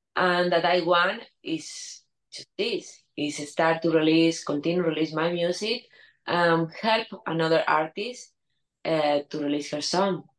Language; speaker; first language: English; non-native, learner; Spanish